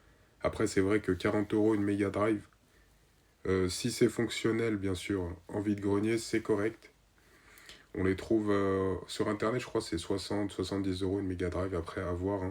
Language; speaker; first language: French; native; French